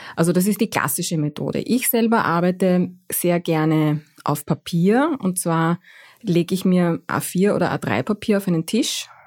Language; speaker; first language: German; native; German